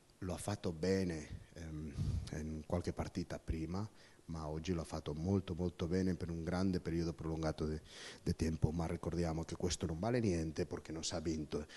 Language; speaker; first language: Italian; non-native, fluent; Spanish